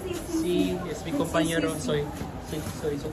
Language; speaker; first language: Spanish; non-native, learner; Filipino